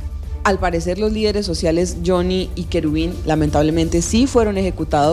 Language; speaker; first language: Spanish; native; Spanish